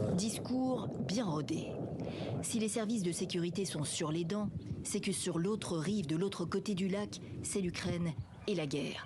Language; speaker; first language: French; native; French